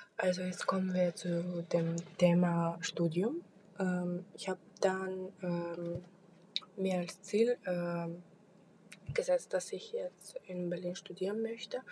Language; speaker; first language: German; non-native, fluent; Russian